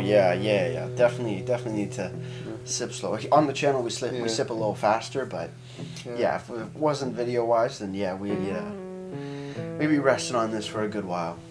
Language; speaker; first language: English; native; English